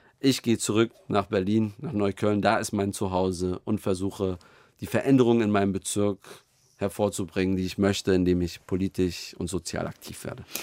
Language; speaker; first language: German; native; German